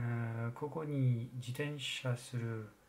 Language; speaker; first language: Japanese; non-native, learner; French